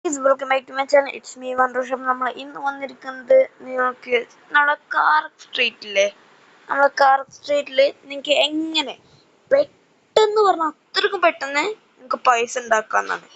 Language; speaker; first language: Malayalam; native; Malayalam